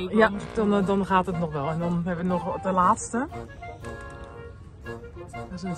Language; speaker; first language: Dutch; native; Dutch